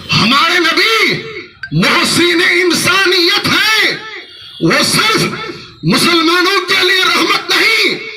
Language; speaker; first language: Urdu; native; Urdu